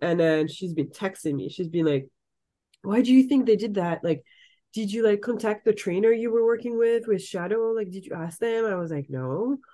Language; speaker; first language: English; non-native, fluent; French